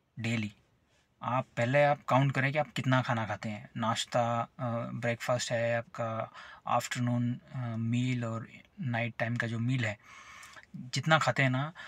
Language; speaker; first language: Hindi; non-native, local second language; Marathi